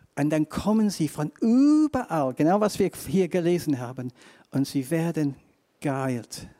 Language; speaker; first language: German; non-native, fluent; English